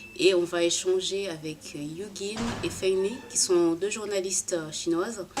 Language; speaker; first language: French; native; French